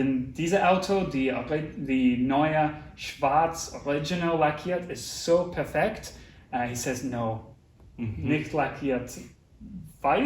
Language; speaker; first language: German; non-native, learner; English